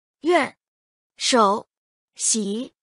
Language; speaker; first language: Chinese; non-native, learner; English